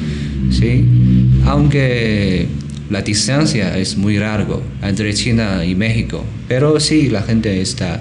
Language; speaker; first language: Spanish; non-native, learner; Chinese